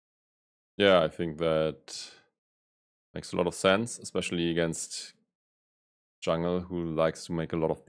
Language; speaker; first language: English; non-native, fluent; German